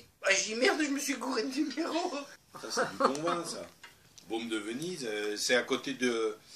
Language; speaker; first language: French; native; French